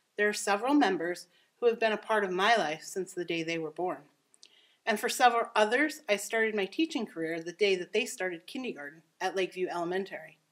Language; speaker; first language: English; native; English